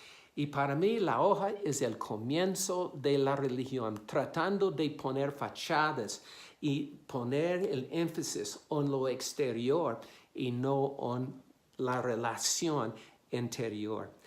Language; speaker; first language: Spanish; non-native, fluent; English